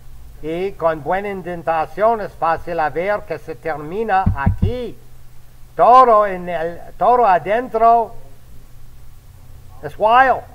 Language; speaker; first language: Spanish; non-native, fluent; English